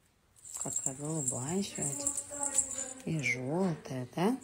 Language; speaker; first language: Russian; native; Russian